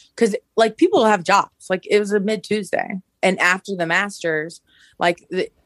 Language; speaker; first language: English; native; English